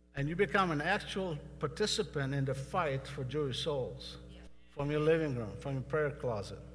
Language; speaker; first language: English; non-native, fluent; Hebrew